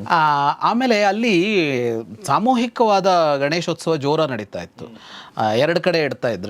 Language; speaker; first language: Kannada; native; Kannada